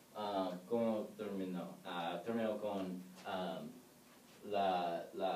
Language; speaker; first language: Spanish; non-native, learner; English